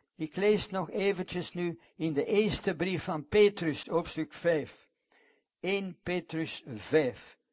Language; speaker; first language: Dutch; non-native, fluent; English